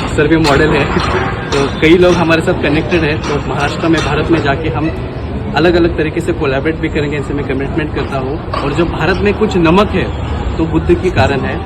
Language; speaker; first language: Hindi; non-native, local second language; Marathi